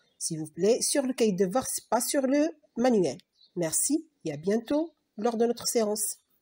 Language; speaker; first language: French; non-native, local second language; Arabic